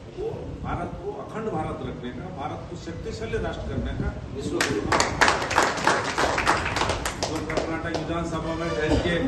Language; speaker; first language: Hindi; non-native, local second language; Kannada